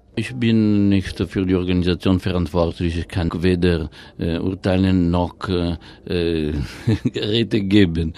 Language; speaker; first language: German; non-native, fluent; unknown